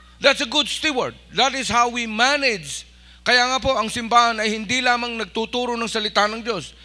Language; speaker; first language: Filipino; non-native, local second language; Iloko